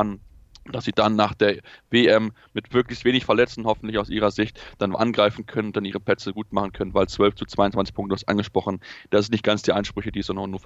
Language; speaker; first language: German; native; German